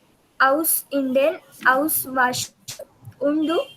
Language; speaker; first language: German; non-native, learner; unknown